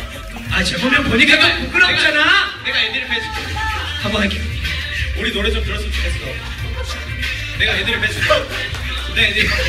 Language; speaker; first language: Korean; non-native, learner; Cantonese